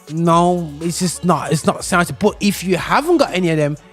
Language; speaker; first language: English; native; English